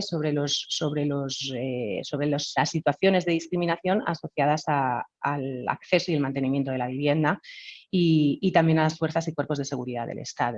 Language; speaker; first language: Spanish; native; Spanish